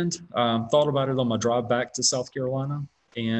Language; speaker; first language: English; native; English